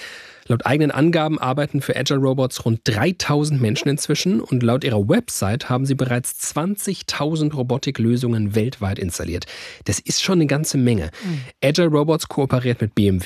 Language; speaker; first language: German; native; German